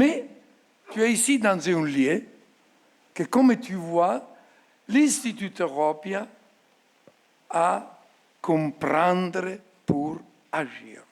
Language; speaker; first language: French; non-native, fluent; Italian